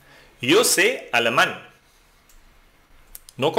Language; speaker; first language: Spanish; non-native, fluent; German